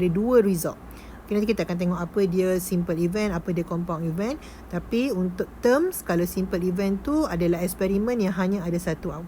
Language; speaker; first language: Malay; native; Malay